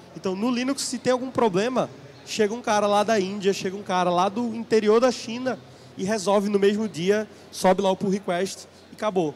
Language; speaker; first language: Portuguese; native; Portuguese